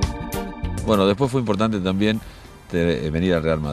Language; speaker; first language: Spanish; native; Spanish